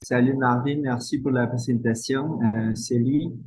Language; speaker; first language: French; non-native, fluent; English